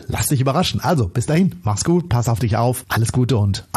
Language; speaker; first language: German; native; German